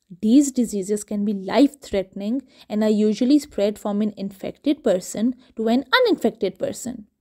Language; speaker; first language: English; non-native, local second language; Urdu